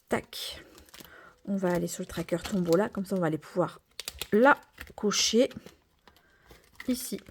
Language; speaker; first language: French; native; French